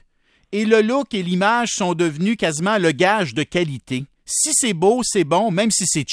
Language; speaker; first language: French; native; French